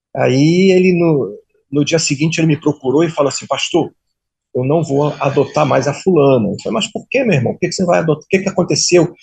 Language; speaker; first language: Portuguese; native; Portuguese